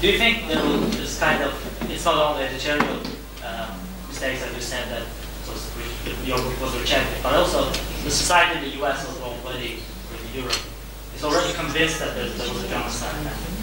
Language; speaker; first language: English; non-native, fluent; Azerbaijani